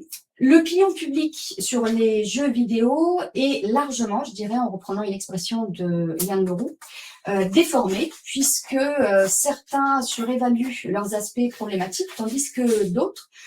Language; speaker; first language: French; native; French